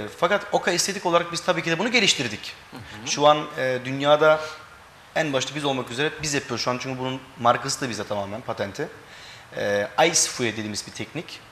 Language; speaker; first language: Turkish; early bilingual, heritage; Turkish